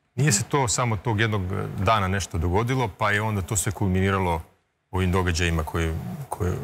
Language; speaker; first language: Serbian; native; Serbian